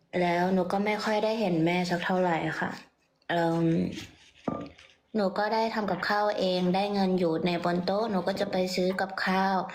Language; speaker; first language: Thai; early bilingual, heritage; Thai